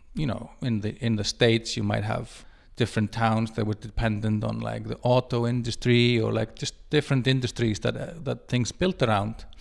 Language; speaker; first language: English; non-native, fluent; Icelandic